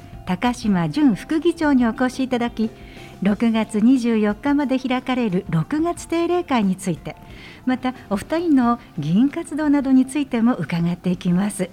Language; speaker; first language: Japanese; native; Japanese